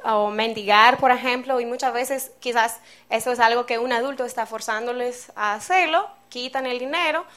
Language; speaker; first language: Spanish; non-native, fluent; English